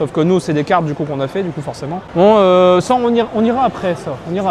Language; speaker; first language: French; native; French